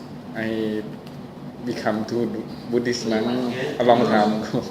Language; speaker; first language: English; non-native, learner; Thai